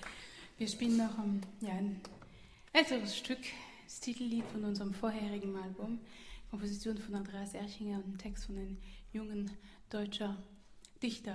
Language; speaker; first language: German; non-native, fluent; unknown